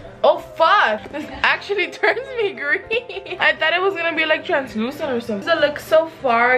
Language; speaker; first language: English; early bilingual, other home language; Spanish